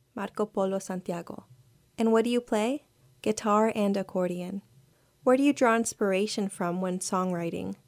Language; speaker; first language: English; early bilingual, other home language; Spanish